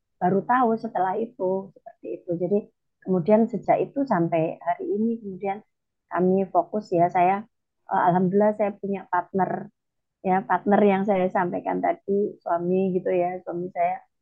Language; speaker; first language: Indonesian; non-native, local second language; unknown